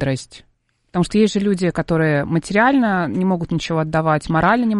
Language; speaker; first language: Russian; native; Russian